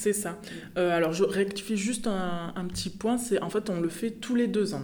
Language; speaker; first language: French; native; French